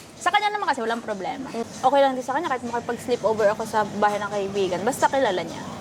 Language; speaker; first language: Filipino; native; Filipino